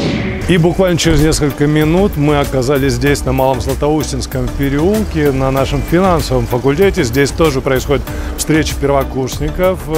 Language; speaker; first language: Russian; native; Russian